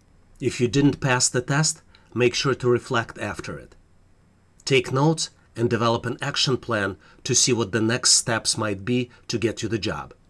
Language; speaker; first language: English; non-native, fluent; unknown